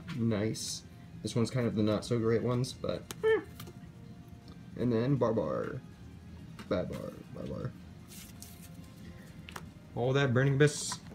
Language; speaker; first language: English; native; English